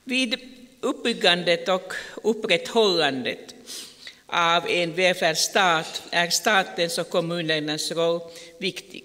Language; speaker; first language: Swedish; non-native, fluent; Finnish